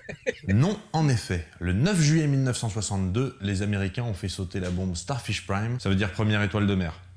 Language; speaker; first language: French; native; French